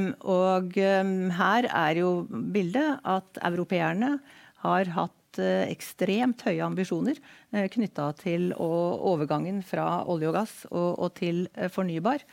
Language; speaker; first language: Norwegian; native; Norwegian